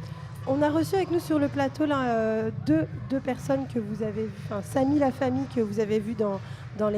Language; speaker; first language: French; native; French